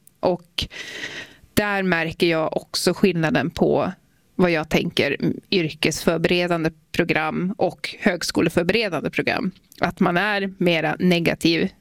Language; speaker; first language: Swedish; native; Swedish